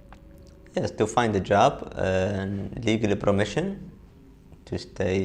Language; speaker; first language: English; non-native, learner; Arabic